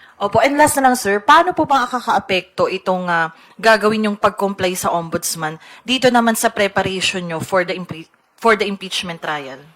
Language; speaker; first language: Filipino; native; Filipino